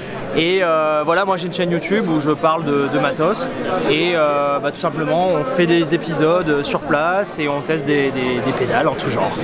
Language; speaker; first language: French; native; French